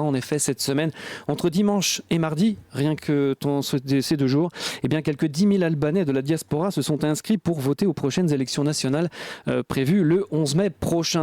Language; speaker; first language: French; native; French